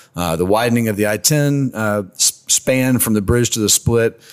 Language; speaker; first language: English; native; English